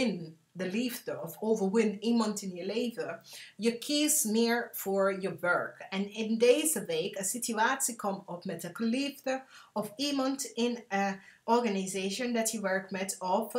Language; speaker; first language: Dutch; non-native, learner; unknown